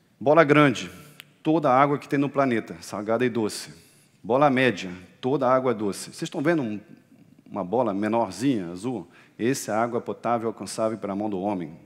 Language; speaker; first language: Portuguese; non-native, fluent; French